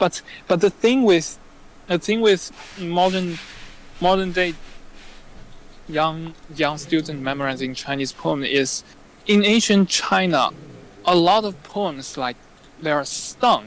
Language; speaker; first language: English; non-native, fluent; Chinese